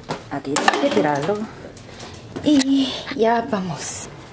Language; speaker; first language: Spanish; non-native, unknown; Korean